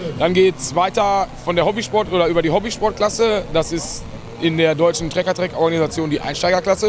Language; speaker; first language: German; native; German